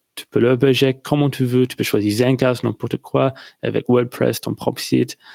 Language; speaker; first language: French; non-native, learner; English